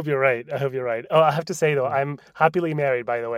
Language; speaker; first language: English; non-native, fluent; Spanish